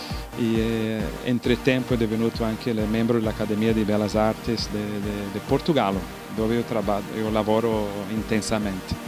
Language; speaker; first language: Italian; non-native, fluent; Portuguese